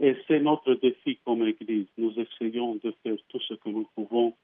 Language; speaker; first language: French; non-native, fluent; Arabic